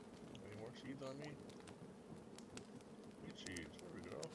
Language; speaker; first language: English; native; English